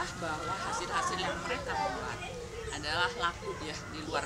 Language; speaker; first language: Indonesian; native; Indonesian